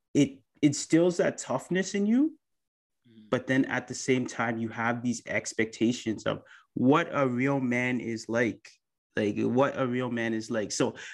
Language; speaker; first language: English; early bilingual, other home language; Akan